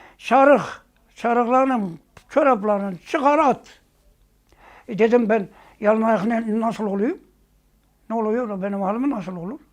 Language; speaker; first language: Turkish; non-native, local second language; Zaza